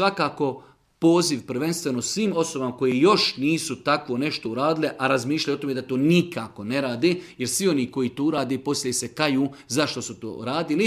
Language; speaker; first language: Croatian; native; Croatian